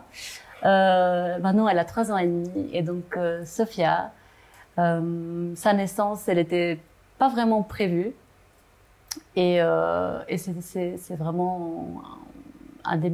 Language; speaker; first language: French; non-native, local second language; Arabic